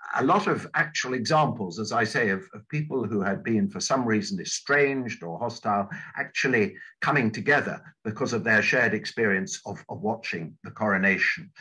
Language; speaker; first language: English; native; English